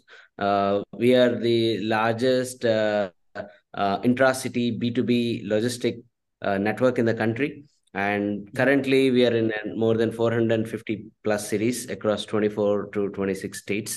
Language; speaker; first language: English; non-native, local second language; Telugu